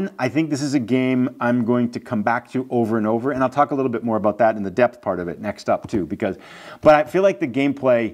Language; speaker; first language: English; native; English